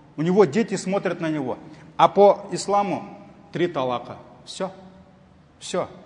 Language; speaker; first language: Russian; non-native, local second language; Tatar